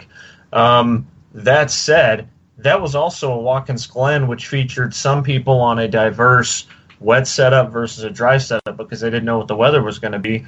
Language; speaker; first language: English; native; English